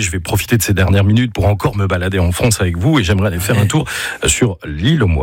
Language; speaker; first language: French; native; French